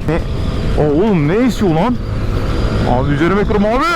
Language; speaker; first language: Turkish; native; Turkish